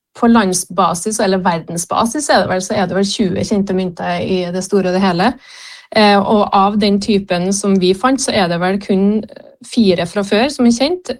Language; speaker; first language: Norwegian; native; Norwegian